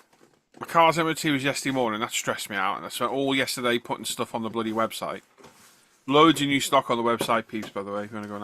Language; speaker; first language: English; native; English